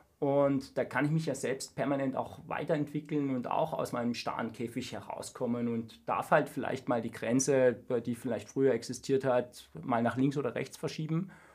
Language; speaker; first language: German; native; German